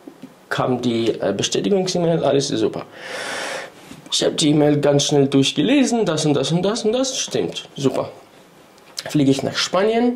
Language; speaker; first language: German; non-native, fluent; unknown